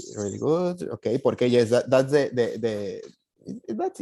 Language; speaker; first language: English; non-native, fluent; Spanish